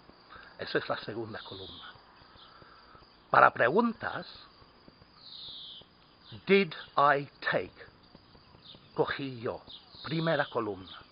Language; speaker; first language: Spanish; non-native, fluent; English